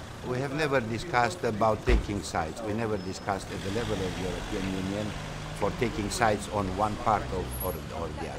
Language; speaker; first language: English; non-native, fluent; Romanian